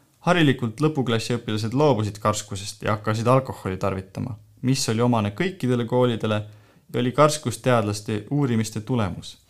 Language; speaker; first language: Estonian; native; Estonian